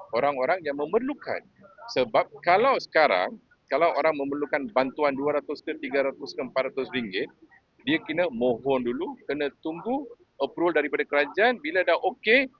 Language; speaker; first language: Malay; non-native, local second language; Tamil